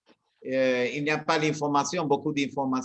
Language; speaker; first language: French; non-native, learner; Spanish